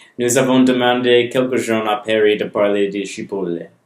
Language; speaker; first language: French; non-native, learner; English